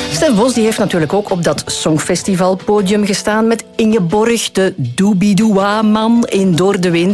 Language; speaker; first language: Dutch; native; Dutch